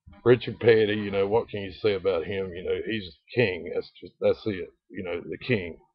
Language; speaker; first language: English; native; English